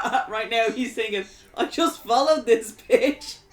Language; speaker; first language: English; native; English